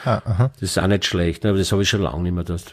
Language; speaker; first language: German; native; German